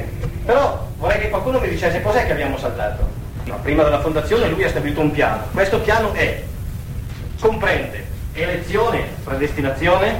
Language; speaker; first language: Italian; native; Italian